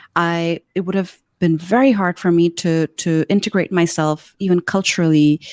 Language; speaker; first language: English; non-native, local second language; Urdu